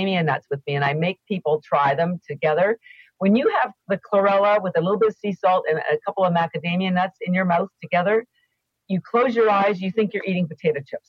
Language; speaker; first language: English; native; English